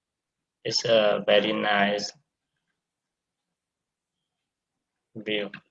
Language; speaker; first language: English; non-native, learner; Vietnamese